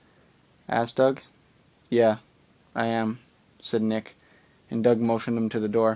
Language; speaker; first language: English; native; English